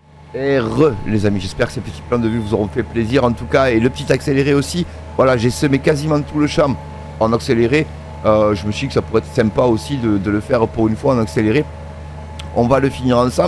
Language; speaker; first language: French; native; French